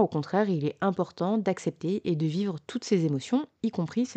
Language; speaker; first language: French; native; French